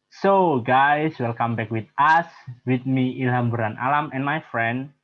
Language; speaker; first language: English; non-native, learner; Indonesian